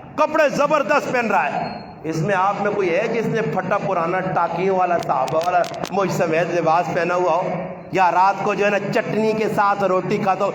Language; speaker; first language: Urdu; non-native, local second language; Punjabi